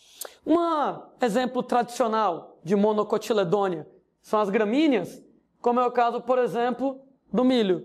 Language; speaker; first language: Portuguese; native; Portuguese